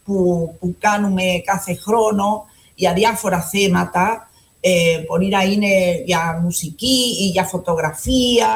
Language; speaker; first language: Greek; non-native, fluent; Spanish